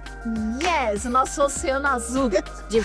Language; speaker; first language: Portuguese; native; Portuguese